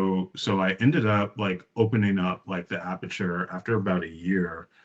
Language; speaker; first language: English; native; English